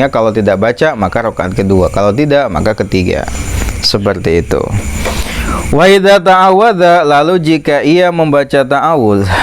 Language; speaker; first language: Indonesian; non-native, local second language; Sundanese